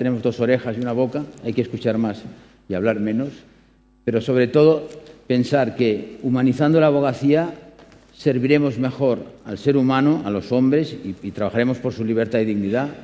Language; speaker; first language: Spanish; native; Spanish